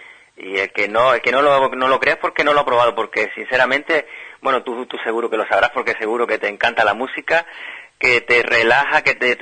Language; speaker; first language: Spanish; native; Spanish